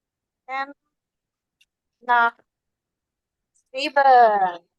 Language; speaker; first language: German; non-native, learner; Indonesian